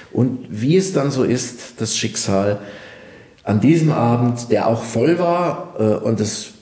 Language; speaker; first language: German; native; German